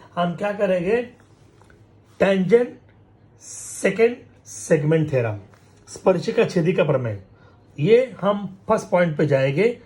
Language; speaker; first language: Hindi; non-native, local second language; Marathi